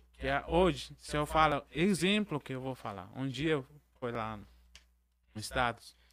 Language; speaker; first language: Portuguese; non-native, learner; Arabic